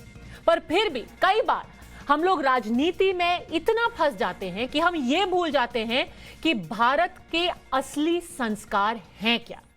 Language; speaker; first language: Hindi; native; Hindi